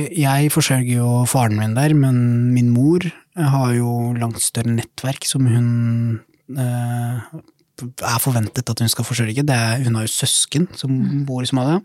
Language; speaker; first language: Norwegian; early bilingual, other home language; Somali